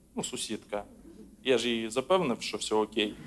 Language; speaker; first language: Ukrainian; non-native, local second language; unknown